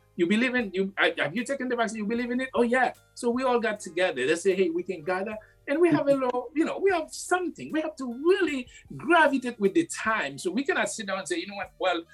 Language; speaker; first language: English; non-native, fluent; Haitian Creole